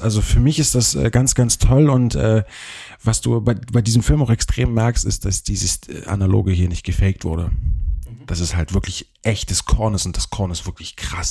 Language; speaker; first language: German; native; German